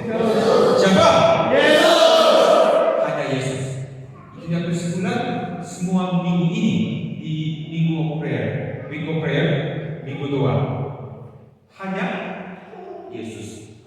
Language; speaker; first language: Indonesian; non-native, fluent; Korean